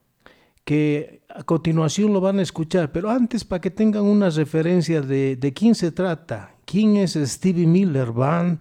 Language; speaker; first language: Spanish; native; Spanish